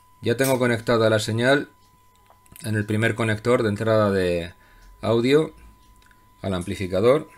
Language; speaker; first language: Spanish; native; Spanish